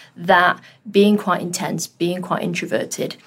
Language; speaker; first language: English; early bilingual, other home language; Urdu